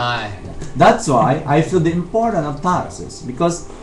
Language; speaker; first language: English; non-native, fluent; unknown